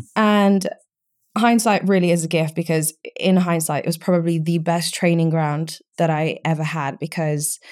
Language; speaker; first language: English; early bilingual, other home language; Romanian